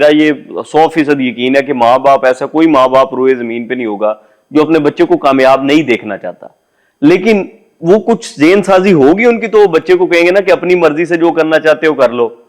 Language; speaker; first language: Urdu; non-native, local second language; Punjabi